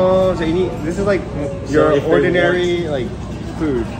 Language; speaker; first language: English; non-native, fluent; Japanese